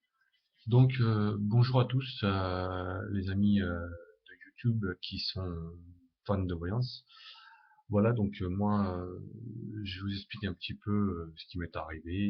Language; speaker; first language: French; native; French